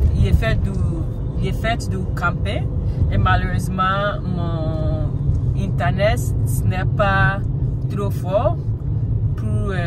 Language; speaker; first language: French; non-native, learner; Akan